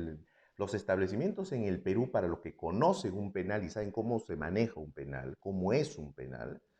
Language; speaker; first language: Spanish; native; Spanish